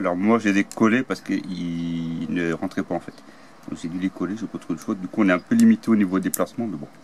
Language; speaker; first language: French; native; French